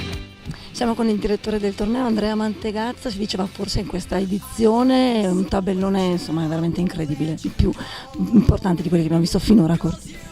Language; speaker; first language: Italian; native; Italian